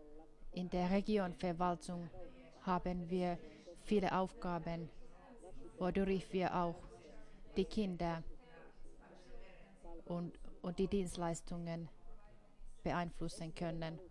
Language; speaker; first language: German; non-native, fluent; Finnish